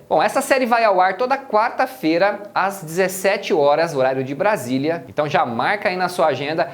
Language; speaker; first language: Portuguese; native; Portuguese